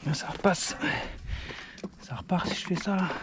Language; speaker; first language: French; native; French